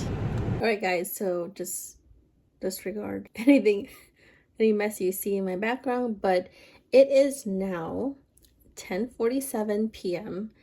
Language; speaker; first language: English; native; English